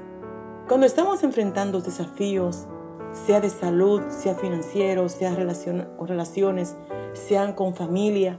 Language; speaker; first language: Spanish; native; Spanish